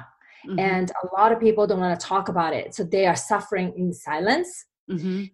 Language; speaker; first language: English; non-native, fluent; Japanese